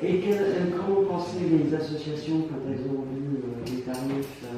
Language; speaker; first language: French; native; French